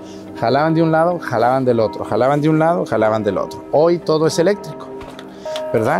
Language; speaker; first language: Spanish; native; Spanish